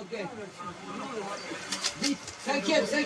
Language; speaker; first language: French; native; French